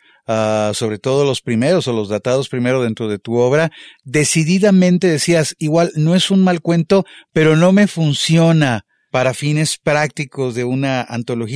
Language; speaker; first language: Spanish; native; Spanish